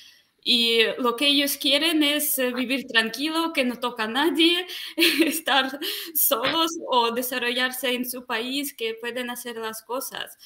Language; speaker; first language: Spanish; non-native, fluent; Russian